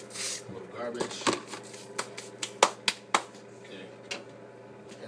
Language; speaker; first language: English; native; English